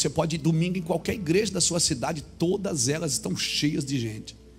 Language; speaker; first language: Portuguese; native; Portuguese